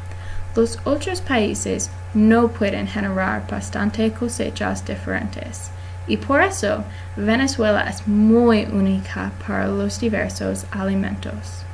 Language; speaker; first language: Spanish; non-native, learner; English